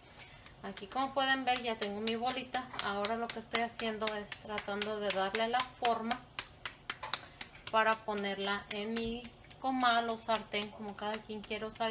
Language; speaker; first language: Spanish; native; Spanish